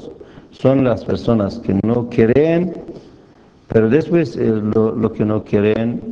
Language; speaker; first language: Spanish; non-native, fluent; Persian